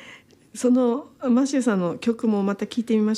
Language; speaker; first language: Japanese; native; Japanese